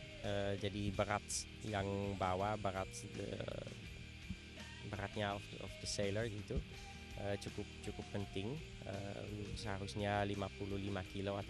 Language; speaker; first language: Indonesian; non-native, fluent; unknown